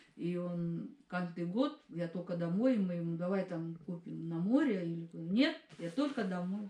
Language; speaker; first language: Russian; native; Russian